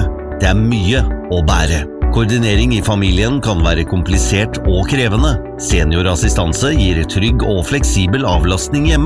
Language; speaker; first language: Norwegian; native; Norwegian